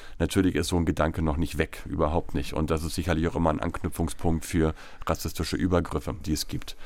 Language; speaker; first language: German; native; German